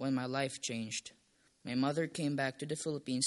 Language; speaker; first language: English; non-native, local second language; Filipino